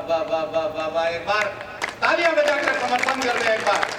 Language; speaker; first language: Hindi; native; Hindi